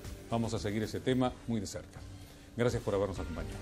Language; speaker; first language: Spanish; native; Spanish